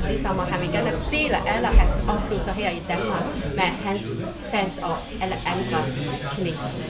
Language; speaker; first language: Danish; non-native, fluent; Chinese